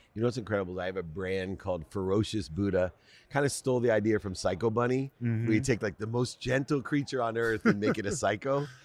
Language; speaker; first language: English; native; English